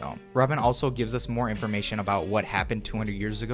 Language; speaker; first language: English; native; English